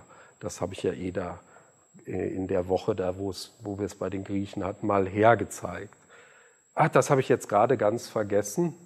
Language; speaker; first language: German; native; German